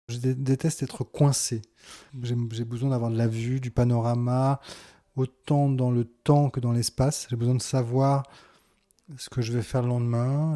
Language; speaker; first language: French; native; French